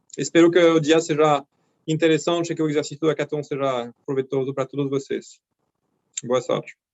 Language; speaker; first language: Portuguese; non-native, fluent; French